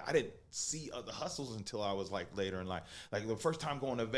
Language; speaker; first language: English; native; English